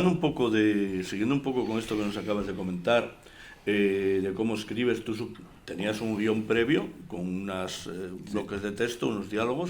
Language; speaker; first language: Spanish; native; Spanish